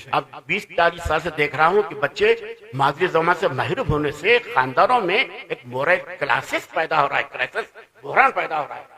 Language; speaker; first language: Urdu; native; Urdu